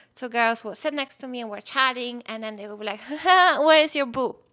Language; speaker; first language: English; non-native, fluent; Polish